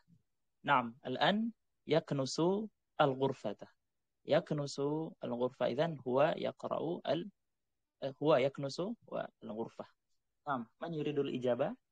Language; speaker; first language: Arabic; non-native, fluent; Indonesian